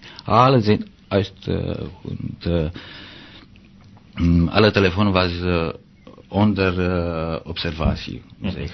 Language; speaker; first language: Dutch; non-native, learner; Romanian